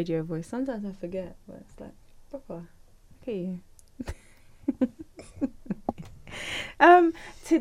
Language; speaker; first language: English; native; English